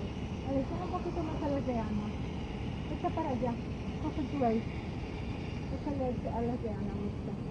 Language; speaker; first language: Spanish; native; Spanish